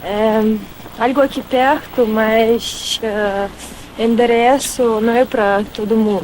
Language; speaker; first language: Portuguese; non-native, fluent; Russian